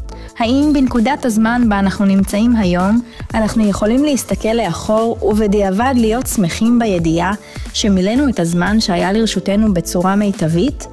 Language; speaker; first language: Hebrew; native; Hebrew